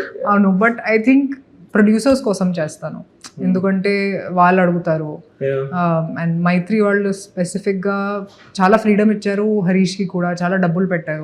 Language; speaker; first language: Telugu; non-native, fluent; Hindi